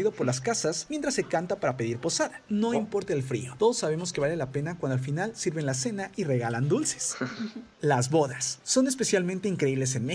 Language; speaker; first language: Spanish; native; Spanish